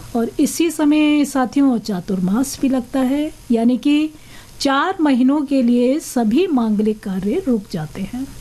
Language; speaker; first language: Hindi; native; Hindi